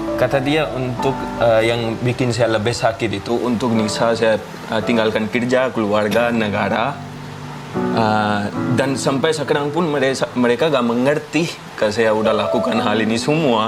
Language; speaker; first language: Indonesian; non-native, fluent; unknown